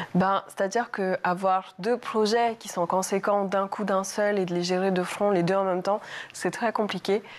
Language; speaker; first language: French; native; French